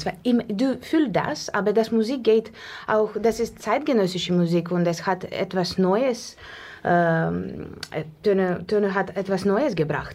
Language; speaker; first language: German; non-native, learner; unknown